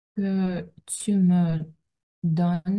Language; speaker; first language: French; non-native, learner; Russian